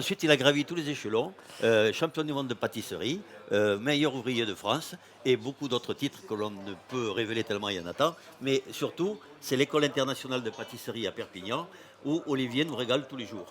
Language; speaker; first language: French; native; French